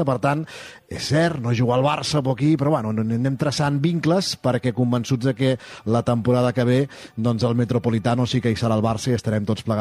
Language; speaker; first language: Catalan; native; Catalan